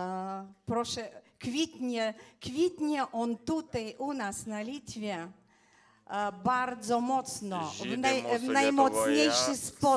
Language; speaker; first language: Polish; non-native, learner; Lithuanian